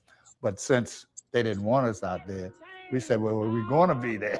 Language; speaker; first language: English; native; English